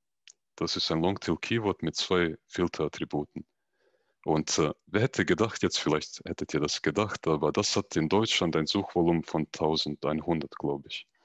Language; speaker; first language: German; native; German